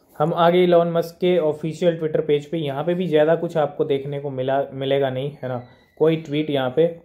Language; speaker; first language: Hindi; native; Hindi